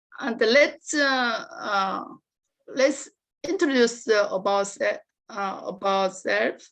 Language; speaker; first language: English; non-native, learner; Korean